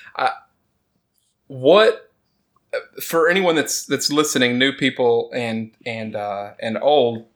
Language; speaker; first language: English; native; English